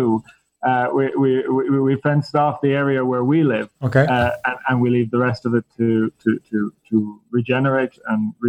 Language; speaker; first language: English; native; English